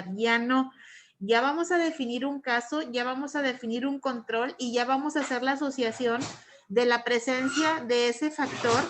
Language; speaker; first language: Spanish; native; Spanish